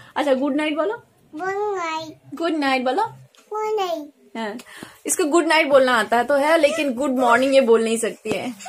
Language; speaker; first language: Hindi; non-native, local second language; Bangla